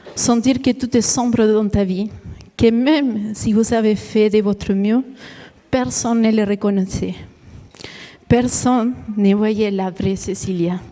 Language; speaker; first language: French; non-native, fluent; Spanish